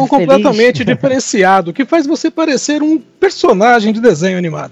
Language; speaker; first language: Portuguese; native; Portuguese